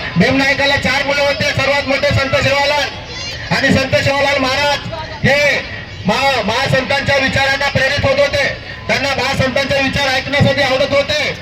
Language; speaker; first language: Marathi; non-native, local second language; Lambadi